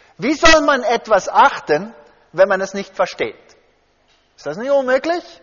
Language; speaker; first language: German; early bilingual, heritage; German